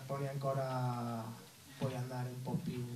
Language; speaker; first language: Italian; non-native, learner; Spanish